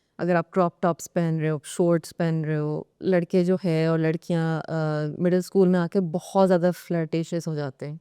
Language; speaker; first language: Urdu; native; Urdu